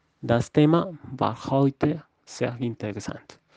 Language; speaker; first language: German; non-native, learner; Spanish